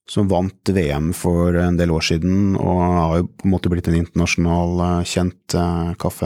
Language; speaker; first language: Norwegian; native; Norwegian